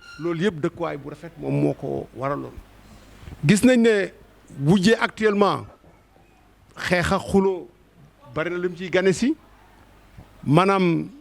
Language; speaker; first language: Wolof; native; Wolof